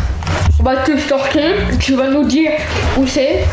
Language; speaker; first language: French; native; French